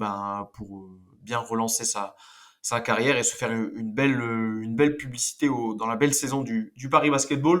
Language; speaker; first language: French; native; French